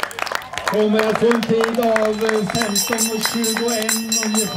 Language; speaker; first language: Swedish; native; Swedish